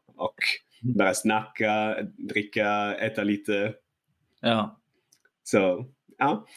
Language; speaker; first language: Swedish; non-native, learner; Italian